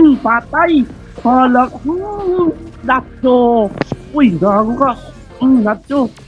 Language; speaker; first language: Filipino; non-native, local second language; Cebuano